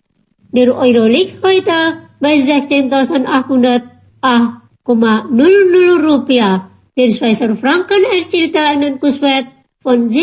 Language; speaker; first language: German; non-native, fluent; Indonesian